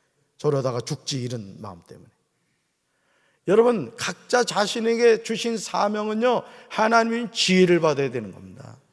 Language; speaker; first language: Korean; native; Korean